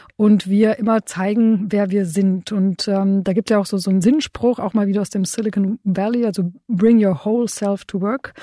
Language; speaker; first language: German; early bilingual, other home language; Romanian